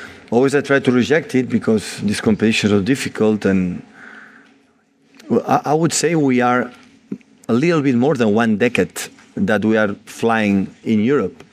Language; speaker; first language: English; non-native, fluent; Catalan